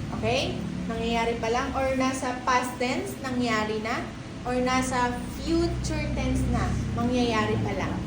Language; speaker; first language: Filipino; native; Filipino